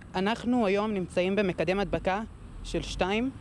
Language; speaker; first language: Hebrew; native; Hebrew